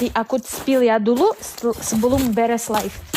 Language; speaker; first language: Indonesian; non-native, learner; Russian